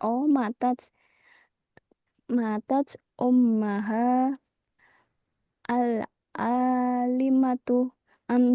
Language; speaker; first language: Arabic; non-native, learner; Indonesian